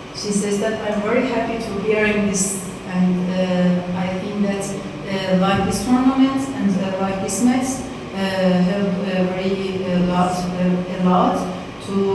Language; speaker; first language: English; non-native, fluent; Persian